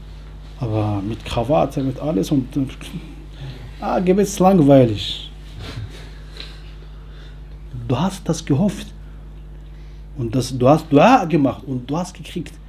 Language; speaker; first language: German; non-native, fluent; Arabic